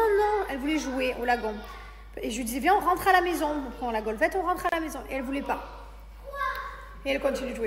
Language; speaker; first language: French; native; French